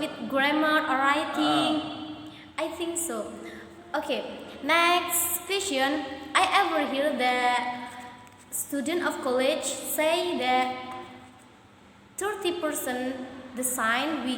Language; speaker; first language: English; non-native, learner; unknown